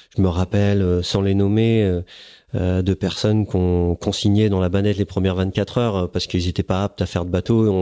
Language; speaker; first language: French; native; French